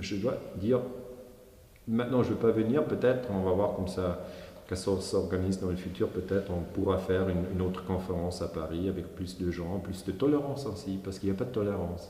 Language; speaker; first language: French; non-native, local second language; German